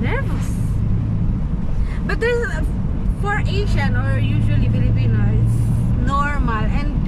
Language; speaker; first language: English; non-native, local second language; Filipino